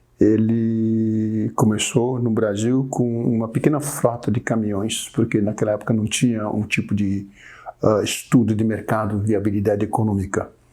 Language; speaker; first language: Portuguese; early bilingual, other home language; Chinese